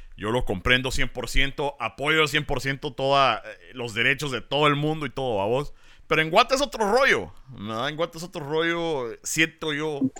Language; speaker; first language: Spanish; native; Spanish